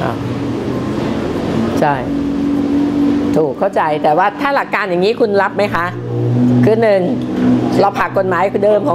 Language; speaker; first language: Thai; native; Thai